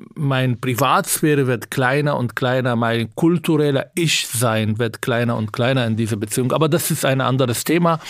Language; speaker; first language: German; non-native, fluent; Hebrew